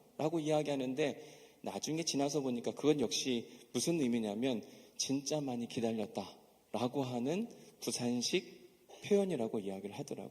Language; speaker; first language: Korean; native; Korean